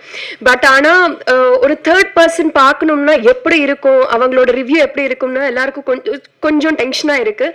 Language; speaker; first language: Tamil; non-native, learner; Telugu